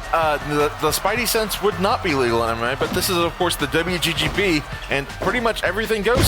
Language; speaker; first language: English; native; English